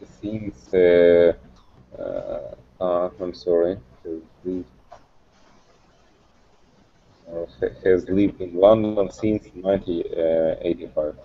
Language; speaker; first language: English; non-native, learner; Russian